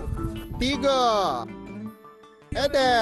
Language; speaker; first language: Chinese; native; Chinese